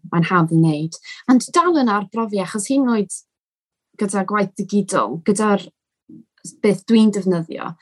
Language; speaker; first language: Welsh; non-native, local second language; English